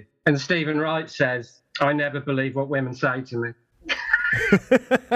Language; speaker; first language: English; native; English